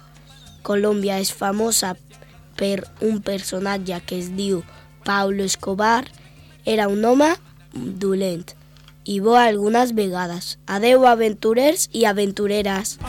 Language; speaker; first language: Catalan; early bilingual, other home language; Spanish